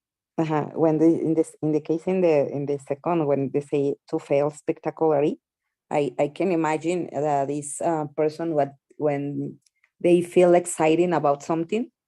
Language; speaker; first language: English; non-native, learner; Spanish